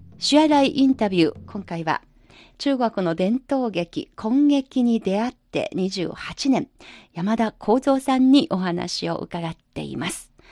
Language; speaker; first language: Japanese; non-native, fluent; Chinese